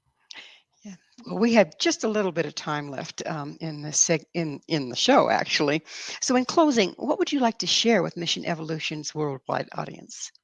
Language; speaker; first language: English; native; English